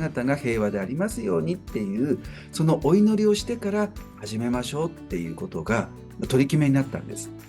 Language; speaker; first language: Japanese; native; Japanese